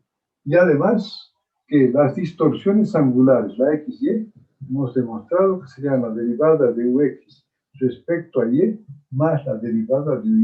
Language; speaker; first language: Spanish; native; Spanish